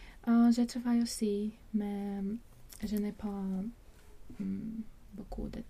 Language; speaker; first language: French; non-native, learner; Latvian